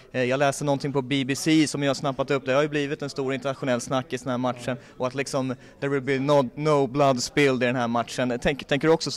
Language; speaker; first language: Swedish; native; Swedish